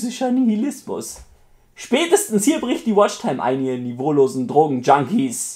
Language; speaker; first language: German; native; German